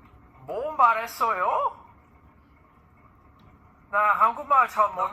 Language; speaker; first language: Korean; non-native, learner; English